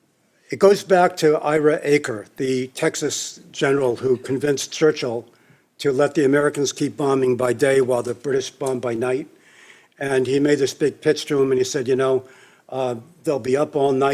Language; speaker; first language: English; native; English